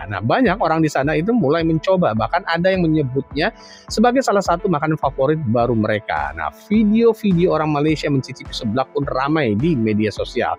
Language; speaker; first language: Indonesian; native; Indonesian